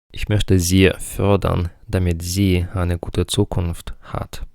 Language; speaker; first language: German; non-native, fluent; Ukrainian